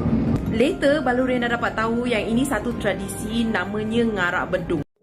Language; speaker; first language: Malay; native; Malay